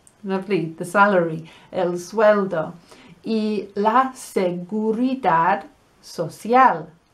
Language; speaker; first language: Spanish; non-native, fluent; English